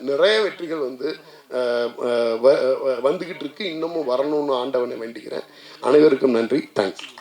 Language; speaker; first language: Tamil; native; Tamil